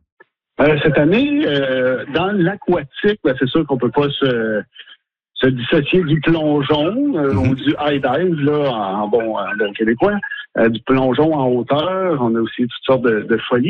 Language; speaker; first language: French; native; French